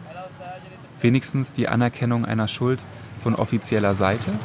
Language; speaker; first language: German; native; German